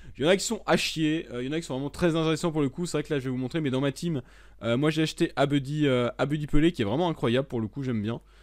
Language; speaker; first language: French; native; French